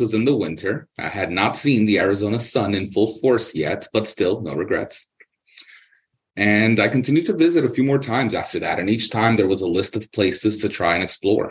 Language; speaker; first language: English; native; English